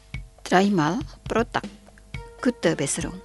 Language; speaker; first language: German; non-native, fluent; Indonesian